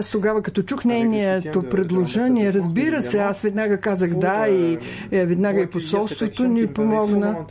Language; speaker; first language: Bulgarian; native; Bulgarian